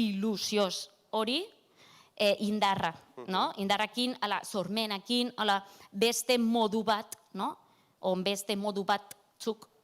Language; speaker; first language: Basque; non-native, local second language; Catalan